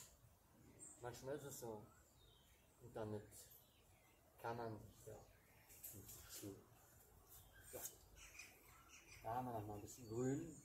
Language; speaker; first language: German; native; German